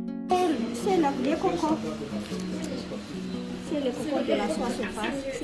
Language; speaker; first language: French; non-native, local second language; Malagasy